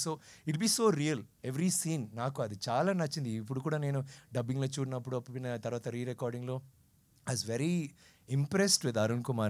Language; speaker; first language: Telugu; non-native, learner; Tamil